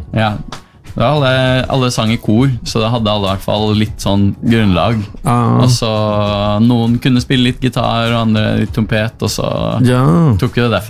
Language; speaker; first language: Norwegian; native; Norwegian